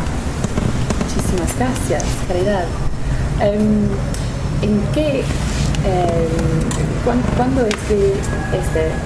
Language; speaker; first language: Spanish; non-native, learner; English